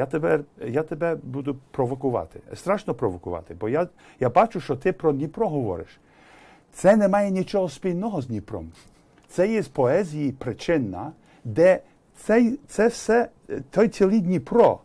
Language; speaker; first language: Ukrainian; early bilingual, heritage; English